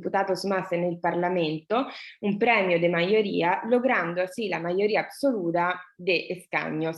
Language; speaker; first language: Spanish; non-native, fluent; Italian